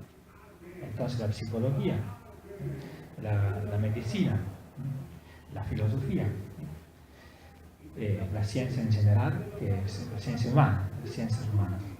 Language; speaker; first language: Spanish; non-native, fluent; Italian